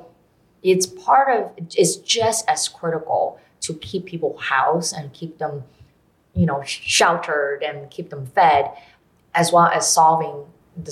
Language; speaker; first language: English; non-native, local second language; Cantonese